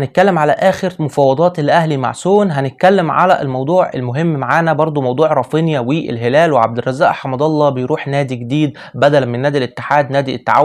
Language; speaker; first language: Arabic; native; Arabic